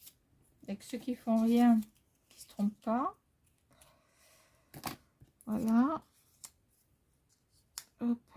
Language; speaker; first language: French; native; French